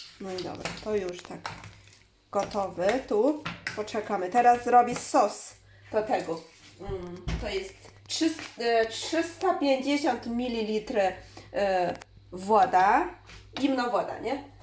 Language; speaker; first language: Polish; non-native, learner; Chinese